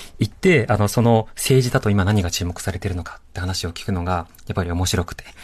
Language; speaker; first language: Japanese; native; Japanese